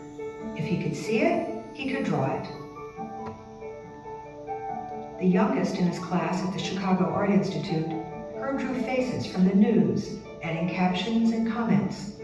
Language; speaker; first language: English; native; English